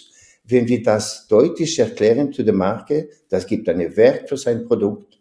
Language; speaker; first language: German; non-native, fluent; French